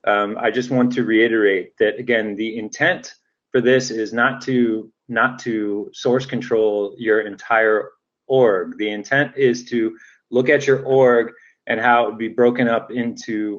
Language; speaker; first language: English; native; English